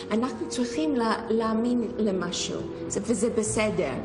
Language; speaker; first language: Hebrew; non-native, fluent; English